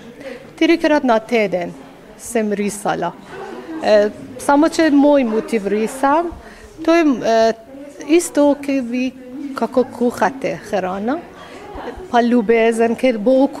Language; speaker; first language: Slovenian; non-native, learner; Persian